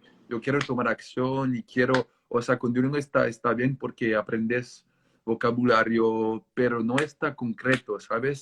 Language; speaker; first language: Spanish; non-native, fluent; French